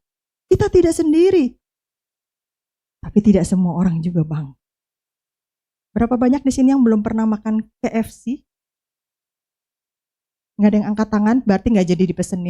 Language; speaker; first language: Indonesian; native; Indonesian